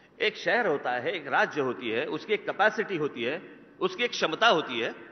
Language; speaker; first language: Hindi; non-native, local second language; Marathi